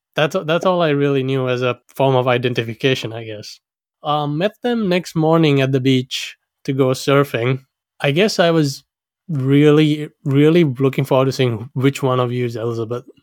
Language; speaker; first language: English; non-native, local second language; Sinhala